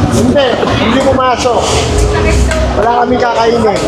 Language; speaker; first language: Filipino; native; Filipino